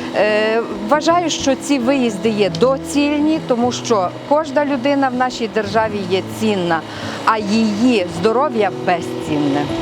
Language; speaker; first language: Ukrainian; native; Ukrainian